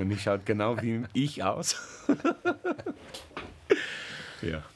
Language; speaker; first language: German; non-native, learner; English